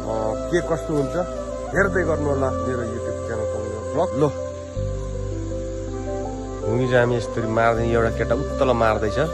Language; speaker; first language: Nepali; native; Nepali